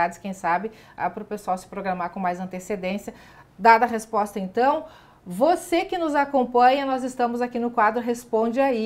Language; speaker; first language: Portuguese; native; Portuguese